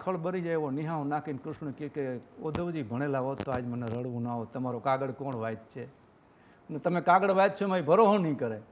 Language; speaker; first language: Gujarati; native; Gujarati